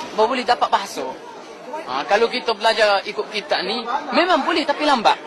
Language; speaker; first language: Malay; non-native, fluent; Arabic